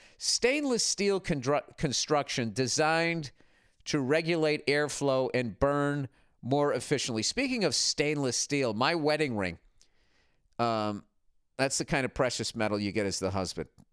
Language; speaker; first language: English; native; English